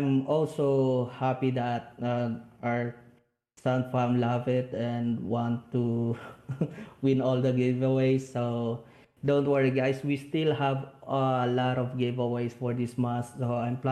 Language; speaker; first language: English; non-native, local second language; Hiligaynon